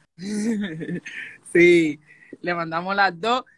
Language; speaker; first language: Spanish; native; Spanish